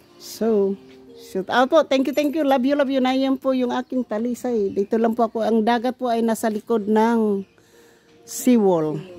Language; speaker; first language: Filipino; non-native, local second language; Cebuano